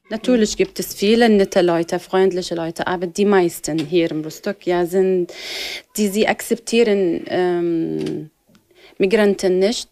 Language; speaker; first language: German; non-native, learner; Arabic